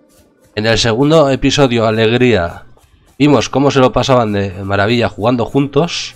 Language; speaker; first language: Spanish; native; Spanish